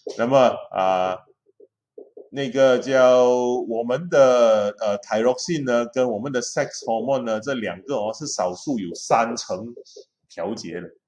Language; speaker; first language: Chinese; native; Chinese